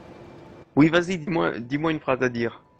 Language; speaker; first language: French; native; French